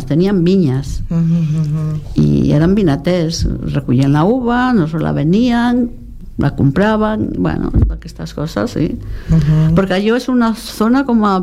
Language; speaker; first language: Catalan; native; Catalan